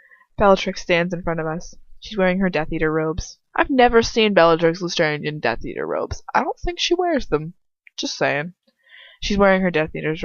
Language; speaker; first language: English; native; English